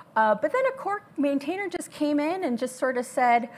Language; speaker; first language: English; native; English